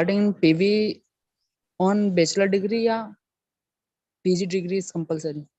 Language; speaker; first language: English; non-native, learner; Hindi